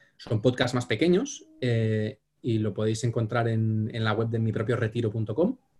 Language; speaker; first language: Spanish; non-native, local second language; Catalan